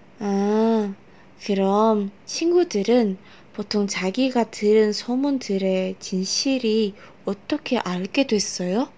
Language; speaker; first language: Korean; non-native, learner; Indonesian